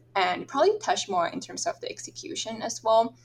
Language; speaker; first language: English; non-native, fluent; Thai